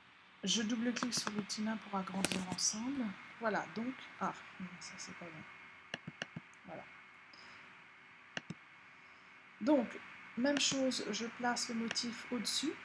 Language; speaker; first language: French; native; French